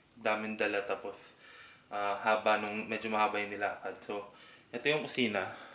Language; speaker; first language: Filipino; native; Filipino